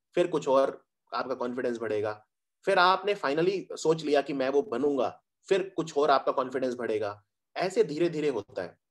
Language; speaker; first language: Hindi; native; Hindi